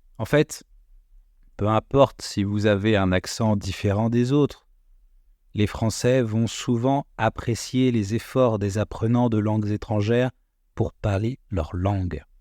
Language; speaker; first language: French; native; French